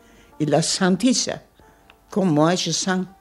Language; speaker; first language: French; non-native, fluent; Armenian